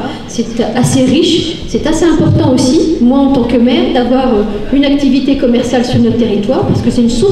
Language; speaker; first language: French; native; French